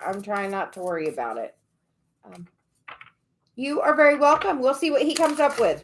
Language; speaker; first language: English; native; English